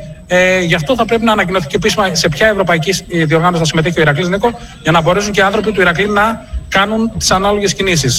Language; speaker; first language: Greek; native; Greek